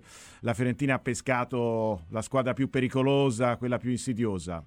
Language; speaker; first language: Italian; native; Italian